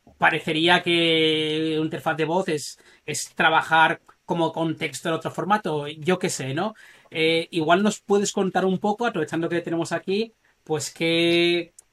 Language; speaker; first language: Spanish; native; Spanish